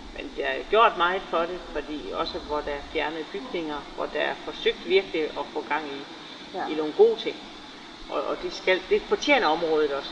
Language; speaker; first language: Danish; native; Danish